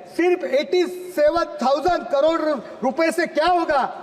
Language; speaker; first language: Hindi; non-native, local second language; Marathi